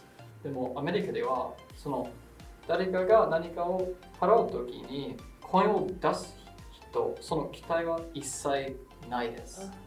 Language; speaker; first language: Japanese; non-native, fluent; English